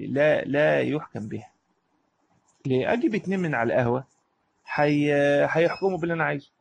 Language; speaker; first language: Arabic; native; Arabic